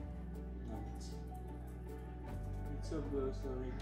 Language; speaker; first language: English; non-native, learner; Russian